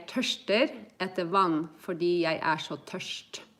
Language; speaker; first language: Norwegian; non-native, fluent; English